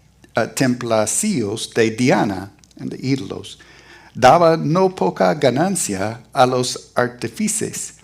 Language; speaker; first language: Spanish; non-native, fluent; English